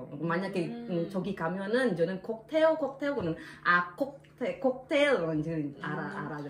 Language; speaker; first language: Korean; non-native, learner; Indonesian